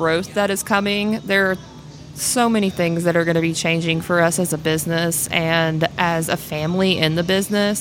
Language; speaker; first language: English; native; English